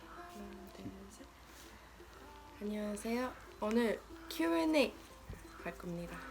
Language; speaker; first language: Korean; non-native, learner; Swedish